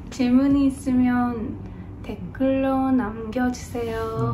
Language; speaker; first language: Korean; non-native, learner; English